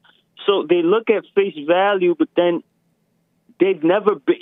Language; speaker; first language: English; native; English